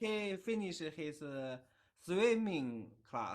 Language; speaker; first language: English; non-native, learner; Chinese